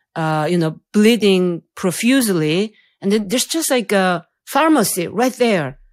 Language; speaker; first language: English; non-native, fluent; Korean